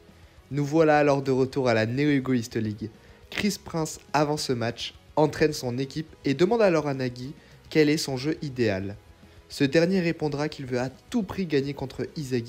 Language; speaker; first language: French; native; French